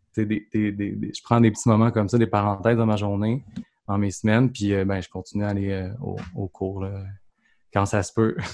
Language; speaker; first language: French; native; French